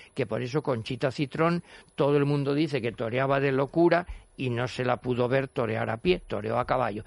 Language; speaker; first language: Spanish; native; Spanish